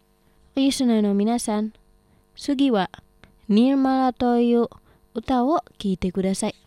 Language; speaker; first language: Japanese; non-native, fluent; Indonesian